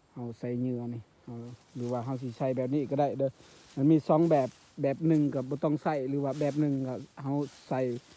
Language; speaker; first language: Lao; non-native, local second language; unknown